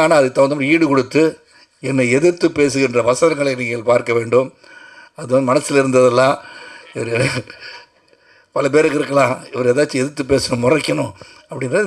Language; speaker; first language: Tamil; native; Tamil